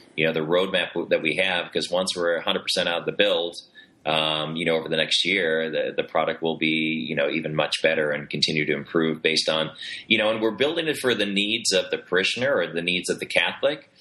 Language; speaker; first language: English; native; English